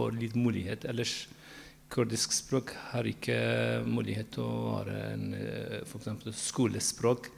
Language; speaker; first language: Norwegian; non-native, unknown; Central Kurdish